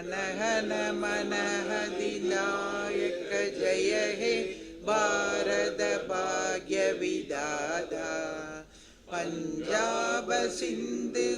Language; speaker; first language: Tamil; native; Tamil